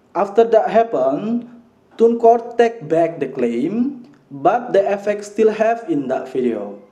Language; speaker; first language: English; non-native, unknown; Indonesian